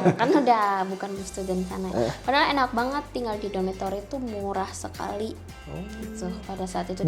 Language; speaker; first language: Indonesian; native; Indonesian